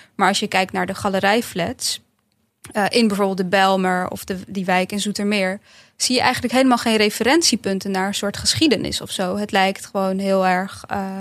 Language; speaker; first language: Dutch; early bilingual, other home language; Bosnian